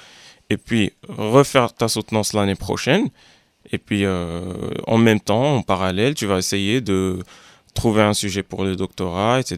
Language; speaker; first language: French; non-native, local second language; Arabic